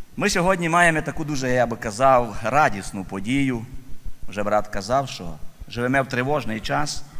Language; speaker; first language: Ukrainian; native; Ukrainian